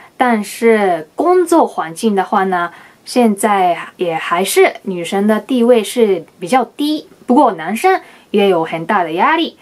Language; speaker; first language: Chinese; non-native, fluent; Japanese